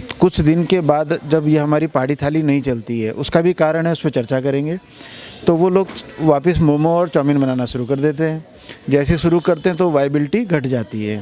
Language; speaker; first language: Hindi; native; Hindi